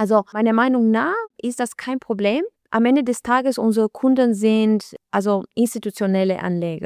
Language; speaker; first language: German; non-native, learner; Albanian